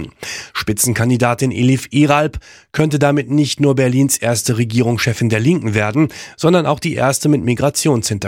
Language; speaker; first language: German; native; German